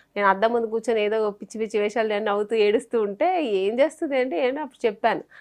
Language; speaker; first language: Telugu; native; Telugu